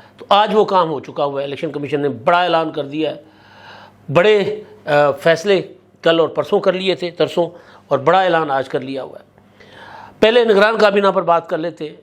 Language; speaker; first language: Urdu; non-native, local second language; Sindhi